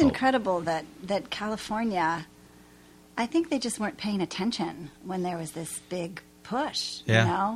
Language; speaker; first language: English; native; English